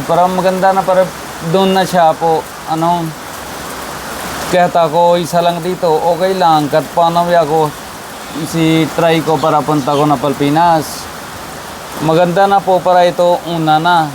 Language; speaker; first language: Filipino; non-native, learner; Punjabi